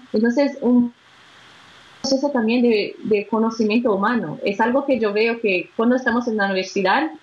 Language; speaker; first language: Spanish; non-native, fluent; Portuguese